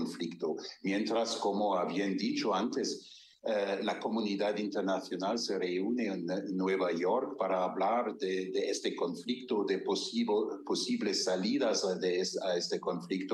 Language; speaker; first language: Spanish; non-native, fluent; German